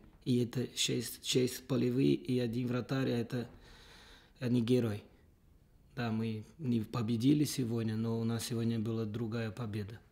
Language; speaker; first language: Russian; non-native, fluent; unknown